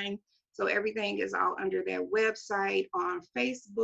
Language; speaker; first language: English; native; English